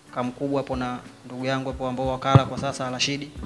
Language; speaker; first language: Swahili; native; Swahili